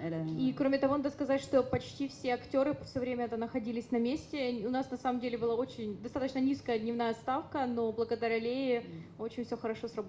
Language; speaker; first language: Russian; native; Russian